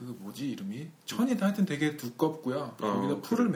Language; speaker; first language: Korean; native; Korean